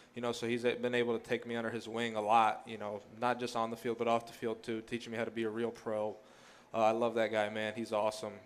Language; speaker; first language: English; early bilingual, other home language; Greek